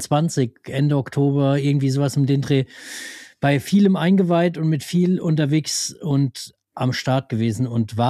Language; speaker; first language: German; native; German